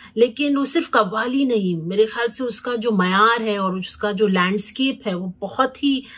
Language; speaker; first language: Hindi; native; Hindi